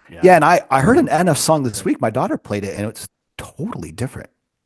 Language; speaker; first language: English; native; English